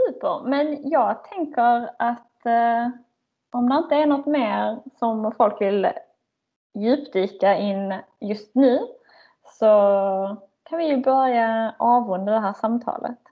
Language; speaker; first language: Swedish; native; Swedish